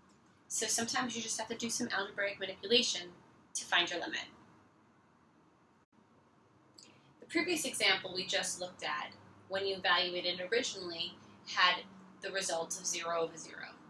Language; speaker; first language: English; native; English